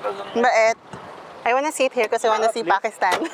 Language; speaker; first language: English; non-native, local second language; Filipino